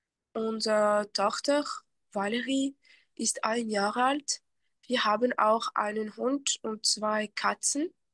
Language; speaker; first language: German; non-native, fluent; French